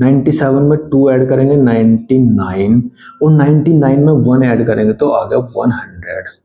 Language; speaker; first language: Hindi; native; Hindi